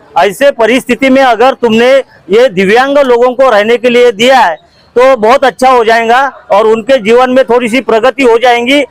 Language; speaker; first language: Hindi; non-native, local second language; Marathi